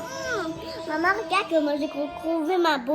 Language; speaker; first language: French; native; French